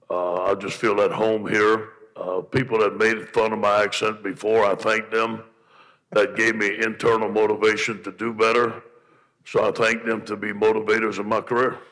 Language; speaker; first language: English; native; English